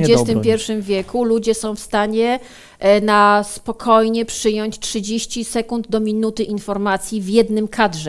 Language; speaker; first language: Polish; native; Polish